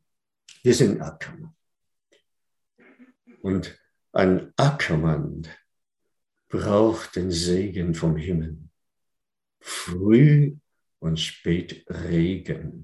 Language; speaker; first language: German; non-native, fluent; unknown